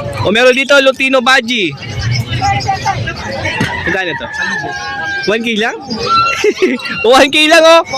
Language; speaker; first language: Filipino; native; Filipino